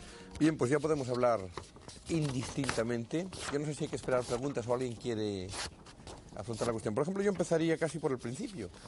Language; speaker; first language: Spanish; native; Spanish